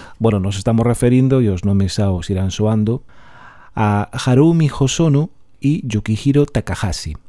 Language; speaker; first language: Galician; non-native, local second language; Spanish